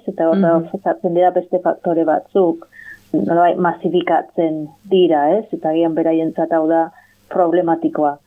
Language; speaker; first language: Basque; non-native, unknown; English